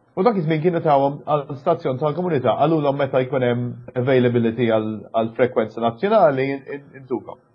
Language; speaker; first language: Maltese; early bilingual, other home language; English